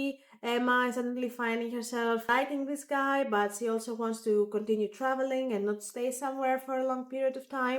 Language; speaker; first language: English; non-native, fluent; Greek